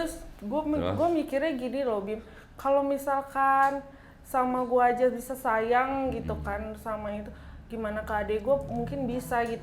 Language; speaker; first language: Indonesian; native; Indonesian